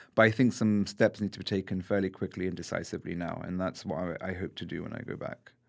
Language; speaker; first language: English; native; English